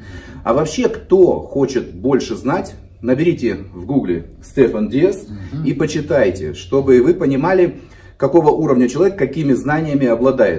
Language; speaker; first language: Russian; native; Russian